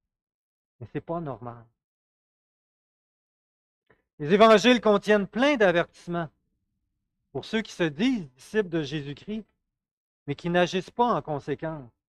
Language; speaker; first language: French; native; French